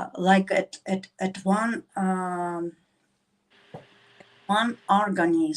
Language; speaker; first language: English; non-native, learner; Russian